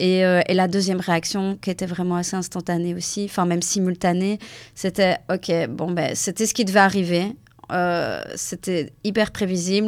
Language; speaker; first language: French; native; French